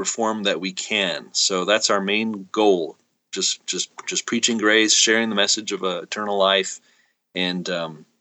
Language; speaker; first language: English; native; English